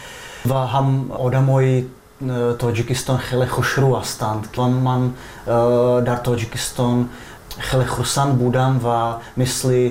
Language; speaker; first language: Persian; non-native, fluent; Czech